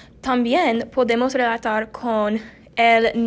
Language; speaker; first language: Spanish; non-native, learner; English